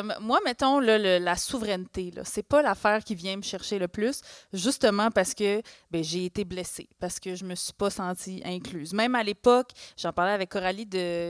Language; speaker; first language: French; early bilingual, other home language; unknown